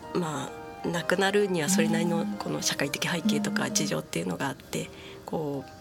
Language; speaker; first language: Japanese; native; Japanese